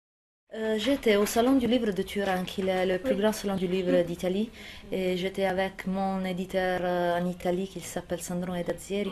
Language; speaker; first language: French; non-native, fluent; Italian